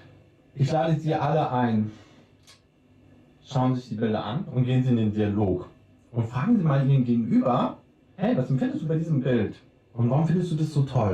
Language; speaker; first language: German; native; German